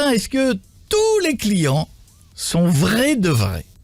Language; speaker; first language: French; native; French